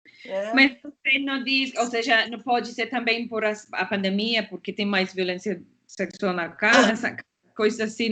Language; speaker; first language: Portuguese; non-native, fluent; English